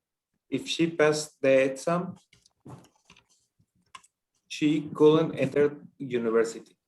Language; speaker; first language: English; non-native, learner; Spanish